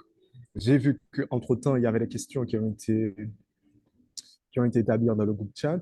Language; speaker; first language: French; non-native, local second language; Haitian Creole